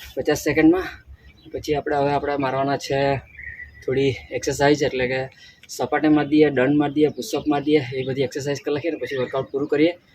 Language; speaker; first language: Gujarati; non-native, local second language; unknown